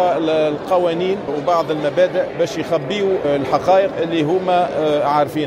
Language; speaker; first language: Arabic; native; Arabic